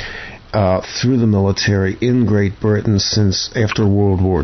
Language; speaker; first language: English; native; English